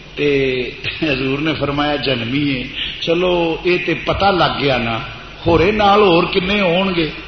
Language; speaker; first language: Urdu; non-native, local second language; Punjabi